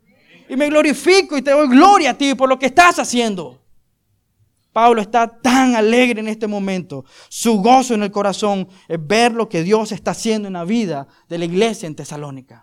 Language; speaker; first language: Spanish; native; Spanish